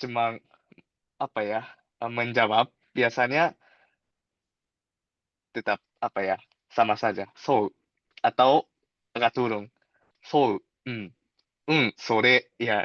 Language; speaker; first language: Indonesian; non-native, fluent; Japanese